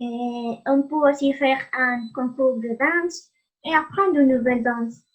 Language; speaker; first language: French; non-native, learner; Spanish